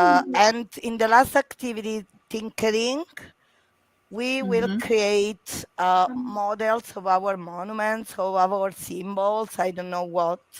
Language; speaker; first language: English; non-native, fluent; Italian